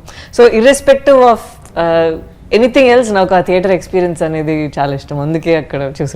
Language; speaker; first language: Telugu; non-native, fluent; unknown